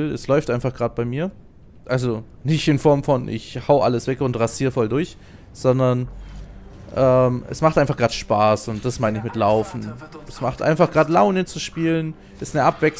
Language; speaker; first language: German; native; German